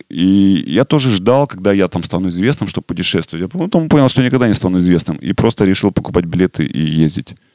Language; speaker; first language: Russian; native; Russian